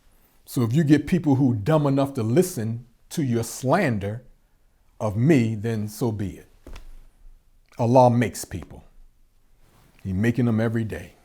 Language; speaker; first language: English; native; English